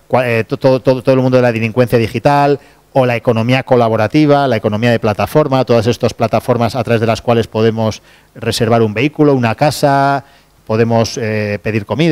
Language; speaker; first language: Spanish; native; Spanish